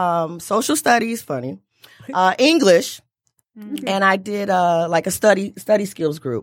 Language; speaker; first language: English; native; English